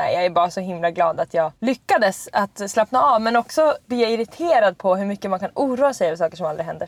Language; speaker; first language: Swedish; native; Swedish